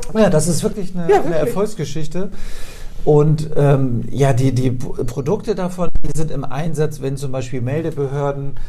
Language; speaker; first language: German; native; German